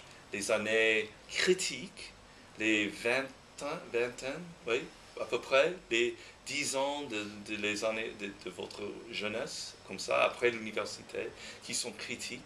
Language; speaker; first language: French; non-native, fluent; English